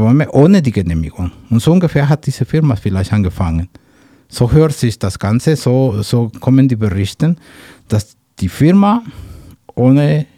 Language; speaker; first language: German; non-native, learner; Spanish